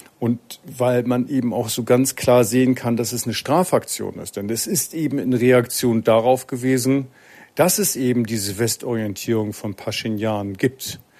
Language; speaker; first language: German; native; German